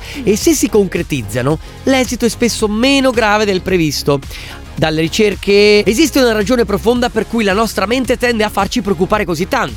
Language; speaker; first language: Italian; native; Italian